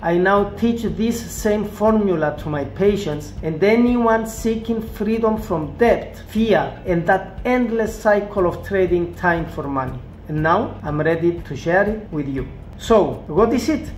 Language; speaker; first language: English; non-native, fluent; Greek